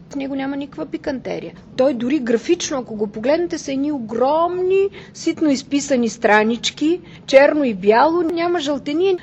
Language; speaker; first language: Bulgarian; native; Bulgarian